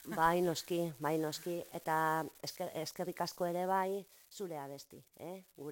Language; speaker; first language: Basque; non-native, local second language; Spanish